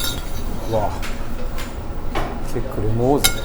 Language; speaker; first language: Italian; non-native, learner; Japanese